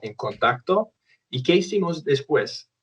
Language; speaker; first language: Spanish; non-native, fluent; Romanian